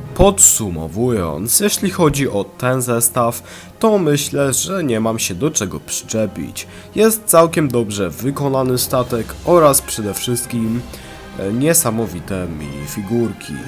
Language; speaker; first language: Polish; native; Polish